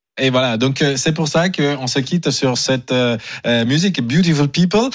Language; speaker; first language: French; non-native, fluent; Italian